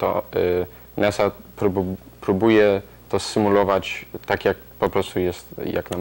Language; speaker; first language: Polish; early bilingual, heritage; Polish